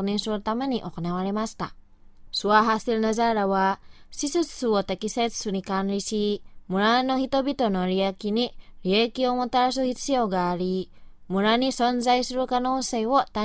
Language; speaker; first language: Japanese; non-native, fluent; Indonesian